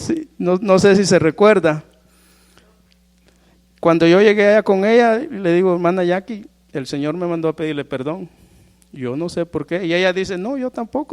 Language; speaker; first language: Spanish; native; Spanish